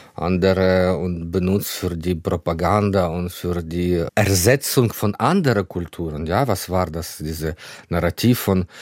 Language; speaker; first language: German; non-native, fluent; Ukrainian